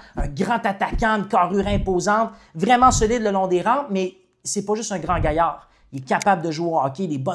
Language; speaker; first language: French; native; French